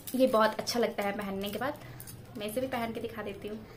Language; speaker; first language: Hindi; native; Hindi